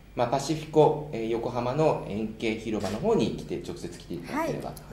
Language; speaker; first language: Japanese; native; Japanese